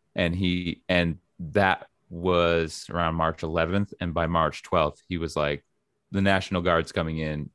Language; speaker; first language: English; native; English